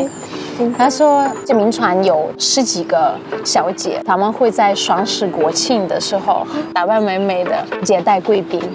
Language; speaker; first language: Chinese; non-native, fluent; Russian